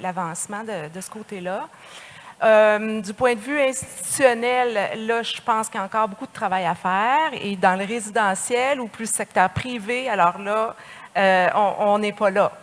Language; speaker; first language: French; native; French